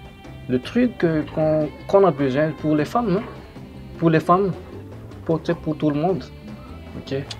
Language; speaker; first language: French; non-native, local second language; Malagasy